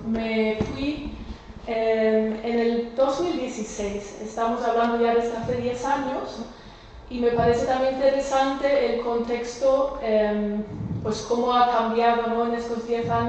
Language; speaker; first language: Spanish; non-native, fluent; German